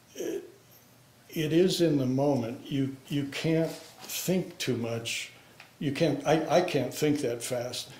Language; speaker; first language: English; native; English